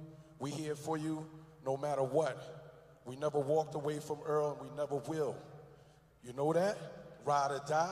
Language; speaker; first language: English; native; English